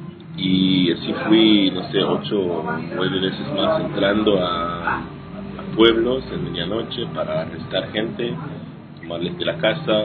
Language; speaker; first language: Spanish; non-native, fluent; Hebrew